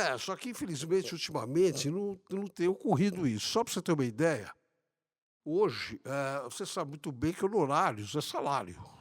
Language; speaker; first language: Portuguese; early bilingual, other home language; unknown